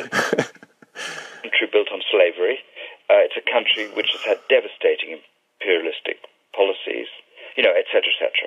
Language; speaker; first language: English; native; English